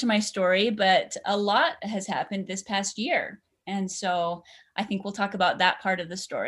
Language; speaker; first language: English; native; English